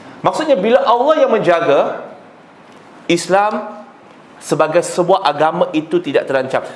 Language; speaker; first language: Malay; non-native, local second language; Chinese